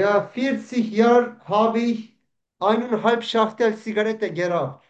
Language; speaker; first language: German; non-native, learner; Turkish